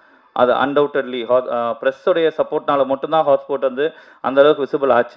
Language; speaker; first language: Tamil; native; Tamil